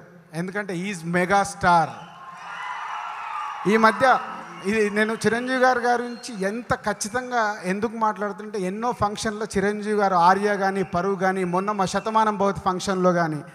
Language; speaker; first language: Telugu; native; Telugu